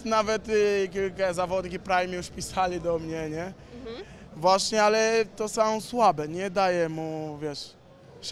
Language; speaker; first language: Polish; non-native, learner; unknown